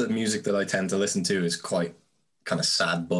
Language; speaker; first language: English; native; English